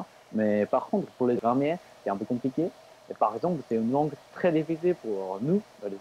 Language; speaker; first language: French; non-native, fluent; Japanese